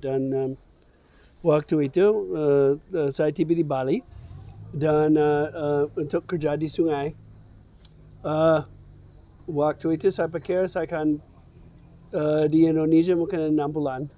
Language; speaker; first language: Indonesian; non-native, fluent; English